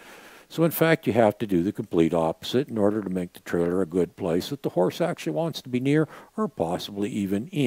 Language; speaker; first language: English; native; English